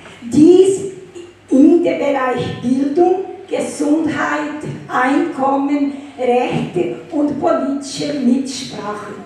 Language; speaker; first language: German; non-native, fluent; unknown